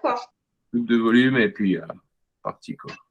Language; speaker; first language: French; native; French